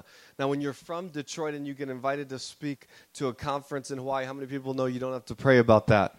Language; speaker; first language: English; native; English